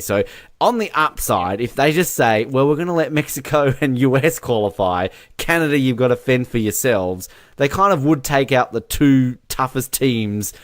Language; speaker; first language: English; native; English